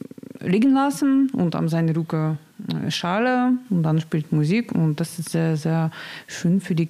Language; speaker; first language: German; non-native, learner; Russian